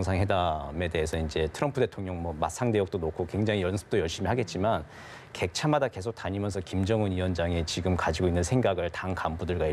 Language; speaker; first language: Korean; native; Korean